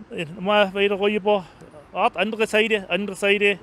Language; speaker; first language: German; native; German